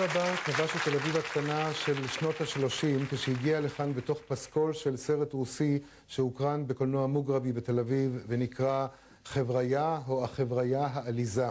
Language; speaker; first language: Hebrew; native; Hebrew